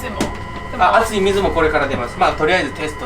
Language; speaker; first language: Japanese; native; Japanese